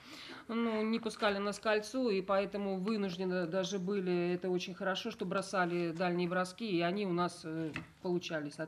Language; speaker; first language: Russian; native; Russian